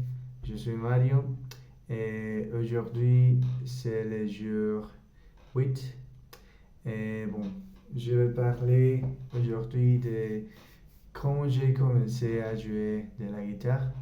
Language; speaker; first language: French; non-native, learner; Spanish